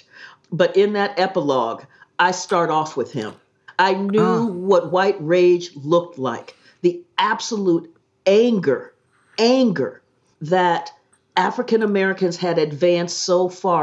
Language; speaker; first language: English; native; English